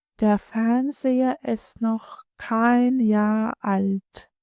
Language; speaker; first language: German; non-native, fluent; Ukrainian